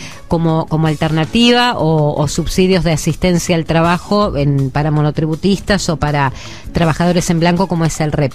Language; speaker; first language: Spanish; native; Spanish